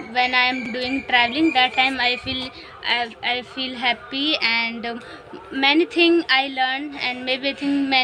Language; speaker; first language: English; non-native, learner; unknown